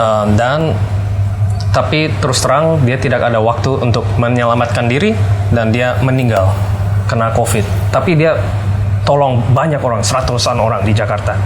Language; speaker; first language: Indonesian; early bilingual, heritage; Indonesian